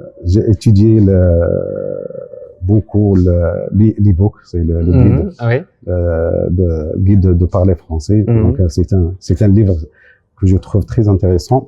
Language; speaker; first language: French; non-native, local second language; Arabic